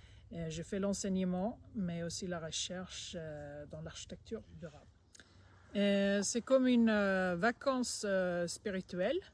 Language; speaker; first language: French; non-native, fluent; Swedish